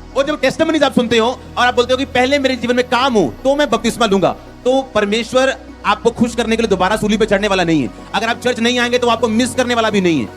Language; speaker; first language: Hindi; non-native, local second language; Punjabi